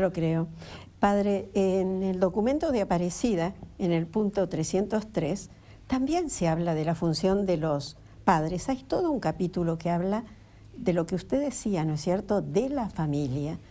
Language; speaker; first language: Spanish; native; Spanish